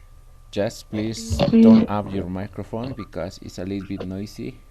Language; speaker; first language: English; non-native, learner; Spanish